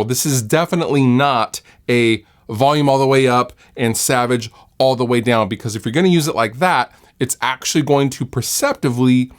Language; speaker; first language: English; native; English